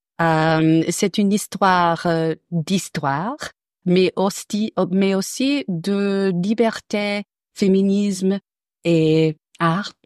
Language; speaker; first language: French; non-native, learner; English